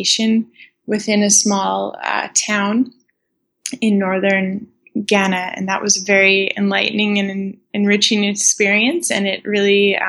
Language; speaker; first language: English; native; English